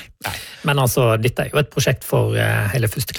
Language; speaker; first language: Norwegian; native; Norwegian